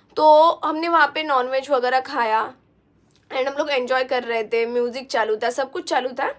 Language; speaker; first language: Hindi; non-native, local second language; Marathi